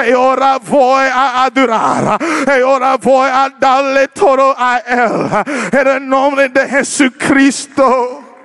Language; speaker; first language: Spanish; non-native, learner; English